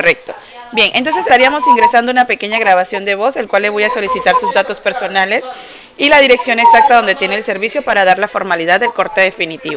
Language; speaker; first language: Spanish; native; Spanish